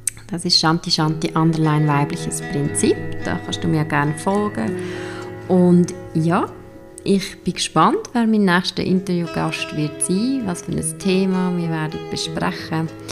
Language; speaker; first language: German; native; German